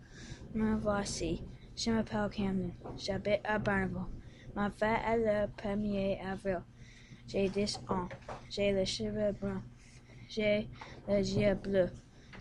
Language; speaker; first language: French; non-native, learner; English